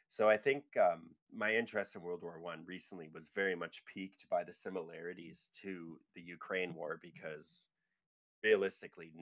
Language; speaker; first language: English; native; English